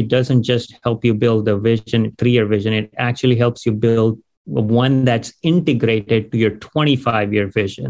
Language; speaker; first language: English; non-native, local second language; Gujarati